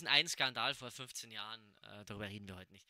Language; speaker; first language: German; native; German